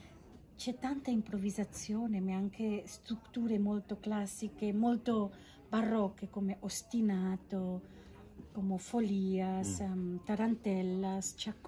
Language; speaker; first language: Italian; non-native, fluent; Catalan